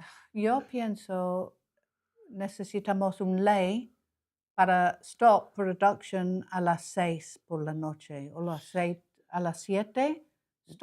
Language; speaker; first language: Spanish; non-native, learner; English